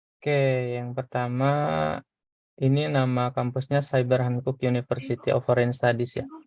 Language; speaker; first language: Indonesian; native; Indonesian